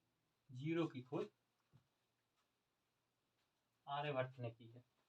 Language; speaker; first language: Hindi; native; Hindi